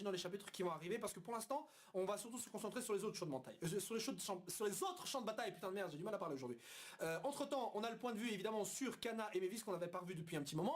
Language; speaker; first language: French; native; French